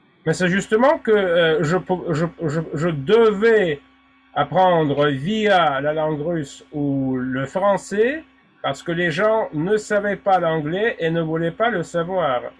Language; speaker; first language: French; non-native, fluent; Russian